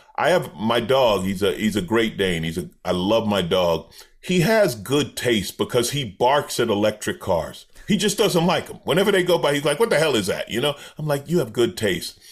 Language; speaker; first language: English; native; English